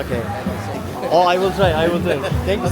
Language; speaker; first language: English; non-native, learner; Turkish